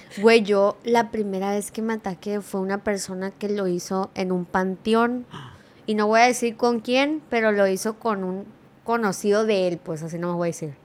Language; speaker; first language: Spanish; early bilingual, heritage; Spanish